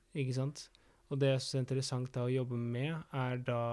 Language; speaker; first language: Norwegian; early bilingual, other home language; Spanish